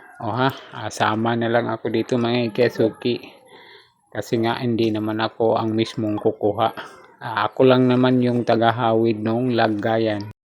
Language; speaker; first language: Filipino; non-native, local second language; Cebuano